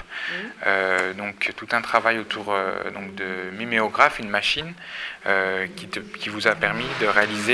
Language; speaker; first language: French; native; French